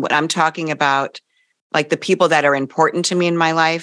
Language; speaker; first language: English; native; English